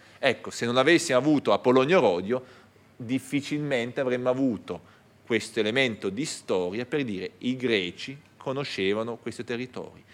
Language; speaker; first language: Italian; native; Italian